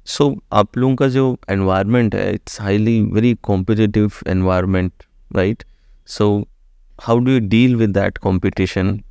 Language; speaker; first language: Hindi; native; Hindi